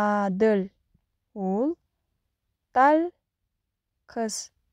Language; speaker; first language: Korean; non-native, fluent; Kyrgyz